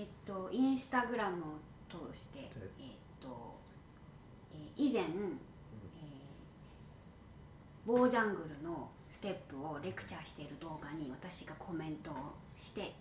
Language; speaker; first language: Japanese; non-native, fluent; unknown